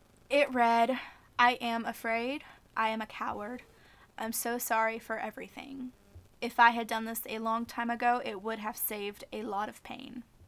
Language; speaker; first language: English; native; English